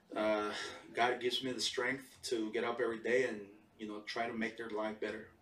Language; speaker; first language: English; early bilingual, other home language; Spanish